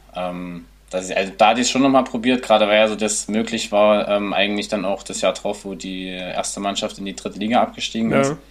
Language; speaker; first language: German; native; German